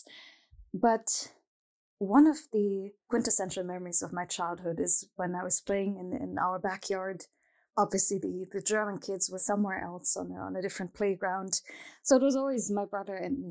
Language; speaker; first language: English; non-native, fluent; German